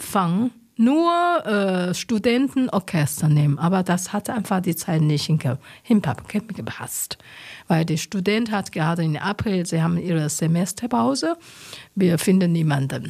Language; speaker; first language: German; non-native, learner; Chinese